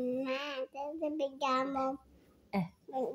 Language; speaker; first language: Italian; early bilingual, other home language; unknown